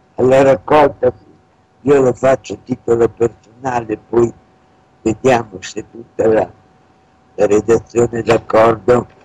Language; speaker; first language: Italian; native; Italian